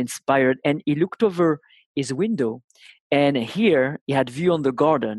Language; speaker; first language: English; non-native, fluent; French